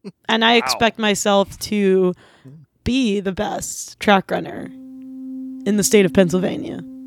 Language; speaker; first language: English; native; English